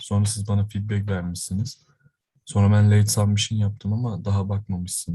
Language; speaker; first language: Turkish; native; Turkish